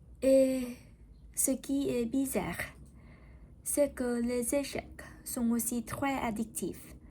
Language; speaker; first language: French; non-native, learner; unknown